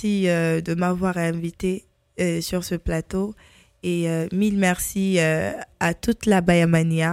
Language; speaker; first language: French; non-native, local second language; Mandingo